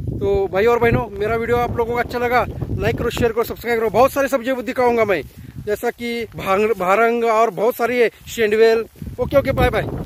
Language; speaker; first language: Hindi; non-native, local second language; Marathi